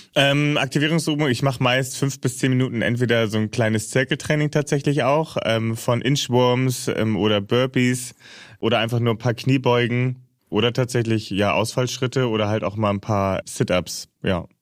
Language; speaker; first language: German; native; German